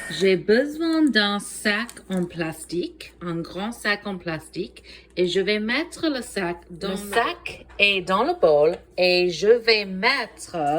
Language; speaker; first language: French; non-native, fluent; English